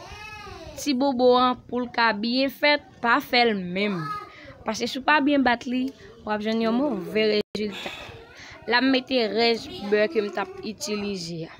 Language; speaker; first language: French; non-native, learner; Haitian Creole